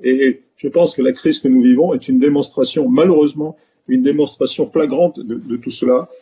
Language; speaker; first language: French; native; French